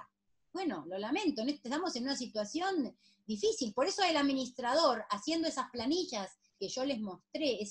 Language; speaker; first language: Spanish; native; Spanish